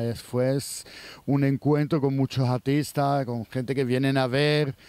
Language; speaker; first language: Spanish; non-native, fluent; Swiss German